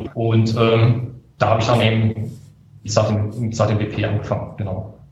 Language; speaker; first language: German; native; German